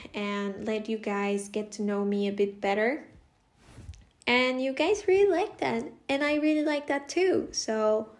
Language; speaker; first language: English; non-native, fluent; Spanish